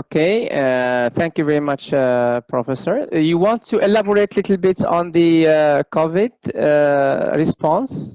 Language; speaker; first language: English; non-native, local second language; Arabic